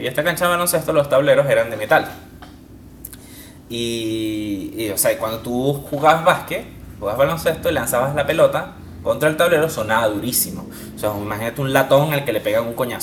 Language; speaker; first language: Spanish; native; Spanish